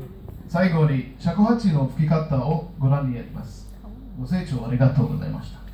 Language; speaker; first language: Japanese; non-native, learner; Hebrew